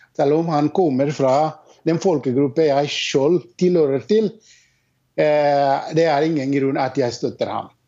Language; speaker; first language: Norwegian; non-native, fluent; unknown